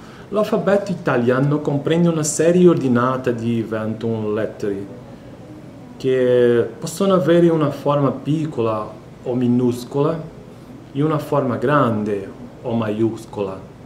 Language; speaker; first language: Italian; non-native, learner; Portuguese